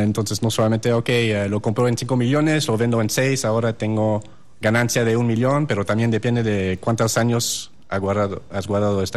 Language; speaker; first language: Spanish; non-native, fluent; French